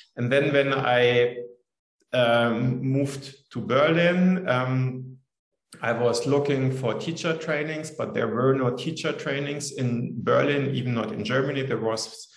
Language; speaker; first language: English; non-native, fluent; German